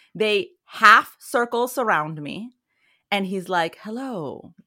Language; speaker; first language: English; early bilingual, other home language; Persian